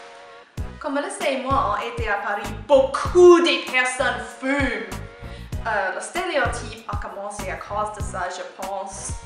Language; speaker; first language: French; non-native, learner; English